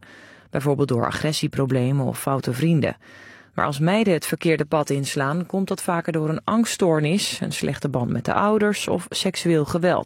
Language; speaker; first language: Dutch; native; Dutch